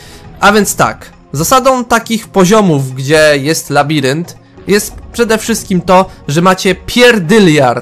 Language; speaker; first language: Polish; native; Polish